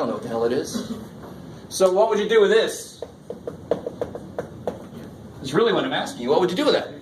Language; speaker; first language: English; native; English